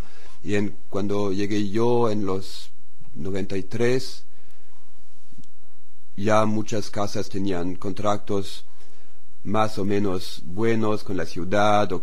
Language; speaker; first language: Spanish; non-native, fluent; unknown